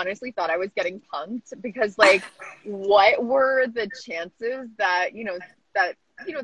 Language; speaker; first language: English; native; English